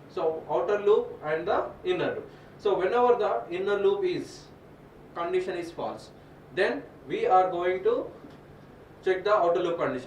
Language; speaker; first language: English; non-native, local second language; Telugu